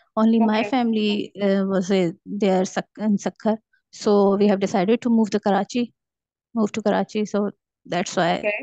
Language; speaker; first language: English; non-native, local second language; Urdu